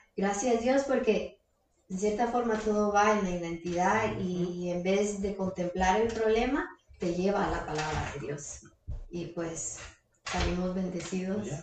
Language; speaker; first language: Spanish; early bilingual, heritage; Spanish